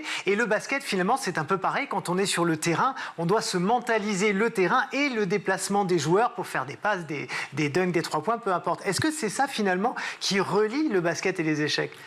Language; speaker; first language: French; native; French